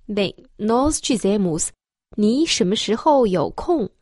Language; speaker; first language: Portuguese; non-native, fluent; Chinese